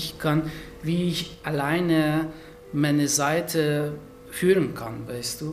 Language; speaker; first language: German; non-native, fluent; Persian